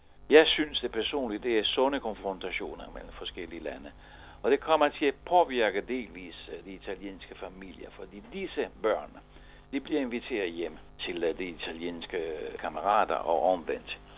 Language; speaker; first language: Danish; non-native, fluent; Italian